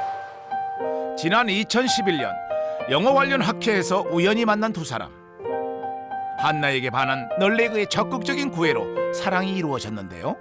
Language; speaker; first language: Korean; native; Korean